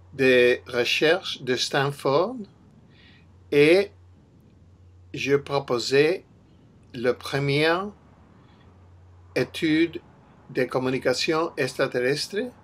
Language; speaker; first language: French; non-native, learner; English